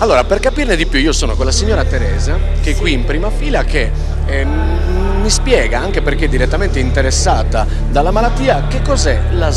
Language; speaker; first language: Italian; native; Italian